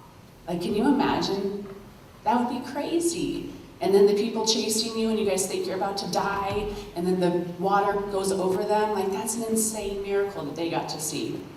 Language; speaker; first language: English; native; English